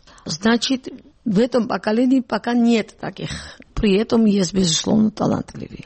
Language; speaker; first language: Russian; non-native, local second language; Georgian